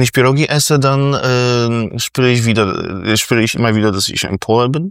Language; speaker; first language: German; non-native, fluent; Polish